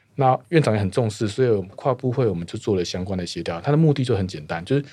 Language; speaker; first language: Chinese; native; Chinese